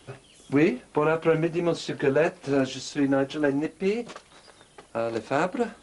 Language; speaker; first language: French; non-native, learner; English